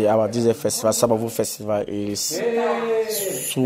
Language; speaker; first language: German; non-native, learner; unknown